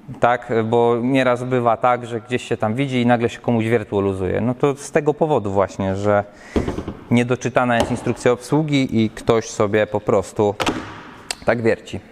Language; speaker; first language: Polish; native; Polish